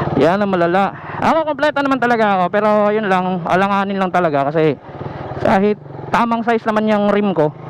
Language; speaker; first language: Filipino; non-native, local second language; Cebuano